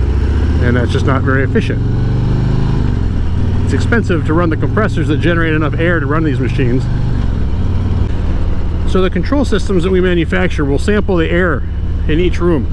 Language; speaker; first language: English; native; English